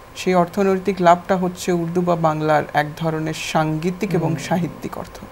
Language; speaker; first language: Bangla; non-native, local second language; Urdu